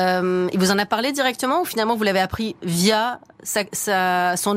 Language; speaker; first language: French; native; French